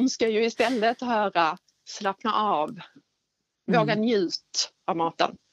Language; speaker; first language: Swedish; native; Swedish